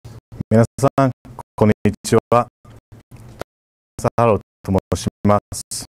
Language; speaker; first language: Japanese; non-native, fluent; English